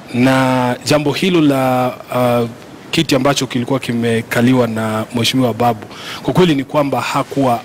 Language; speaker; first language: Swahili; non-native, local second language; Luyia